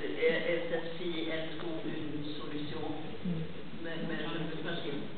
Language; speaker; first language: French; non-native, learner; Swedish